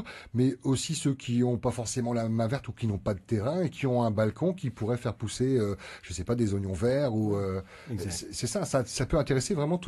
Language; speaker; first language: French; native; French